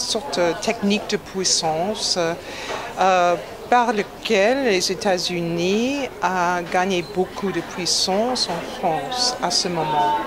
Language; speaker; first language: French; non-native, fluent; English